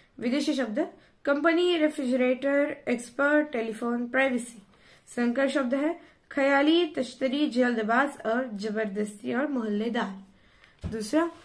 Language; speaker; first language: Hindi; non-native, local second language; Marathi